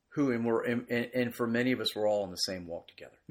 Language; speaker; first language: English; native; English